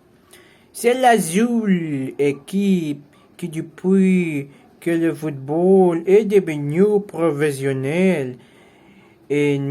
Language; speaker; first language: French; non-native, learner; Spanish